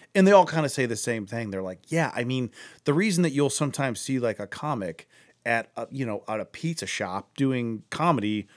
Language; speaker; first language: English; native; English